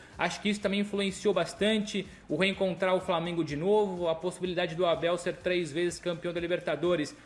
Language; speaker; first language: Portuguese; native; Portuguese